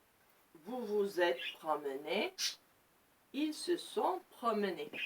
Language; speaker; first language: French; non-native, local second language; Arabic